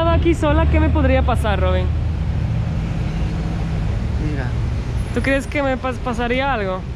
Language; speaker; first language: Spanish; non-native, learner; Polish